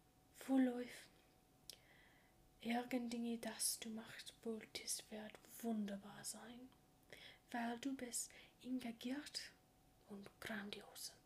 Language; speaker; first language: German; non-native, learner; English